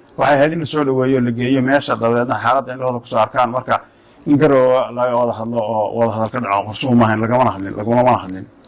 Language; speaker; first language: Somali; native; Somali